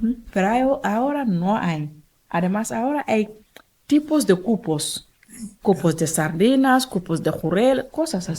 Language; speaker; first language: Spanish; non-native, learner; Wolof